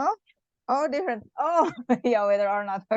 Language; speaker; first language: English; non-native, learner; Indonesian